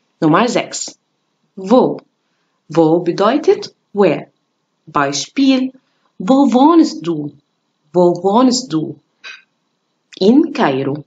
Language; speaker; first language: German; non-native, fluent; Arabic